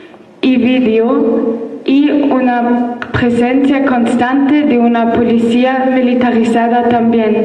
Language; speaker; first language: Spanish; non-native, learner; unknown